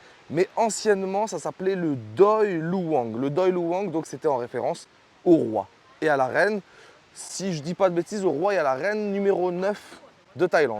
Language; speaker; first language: French; native; French